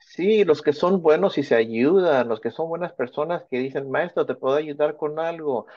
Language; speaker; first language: Spanish; early bilingual, heritage; Spanish